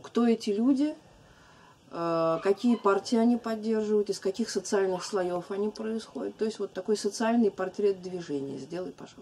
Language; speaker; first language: Russian; native; Russian